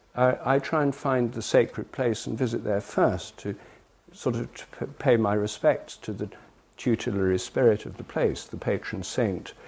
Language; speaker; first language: English; native; English